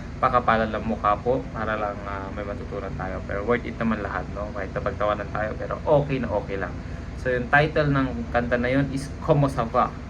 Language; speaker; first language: Filipino; native; Filipino